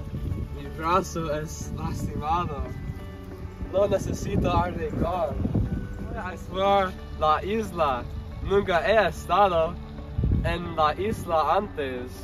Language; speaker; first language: Spanish; non-native, learner; English